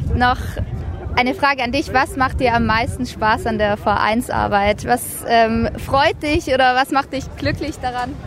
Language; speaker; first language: German; native; German